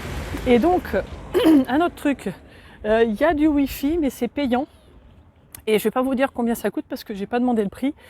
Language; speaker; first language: French; native; French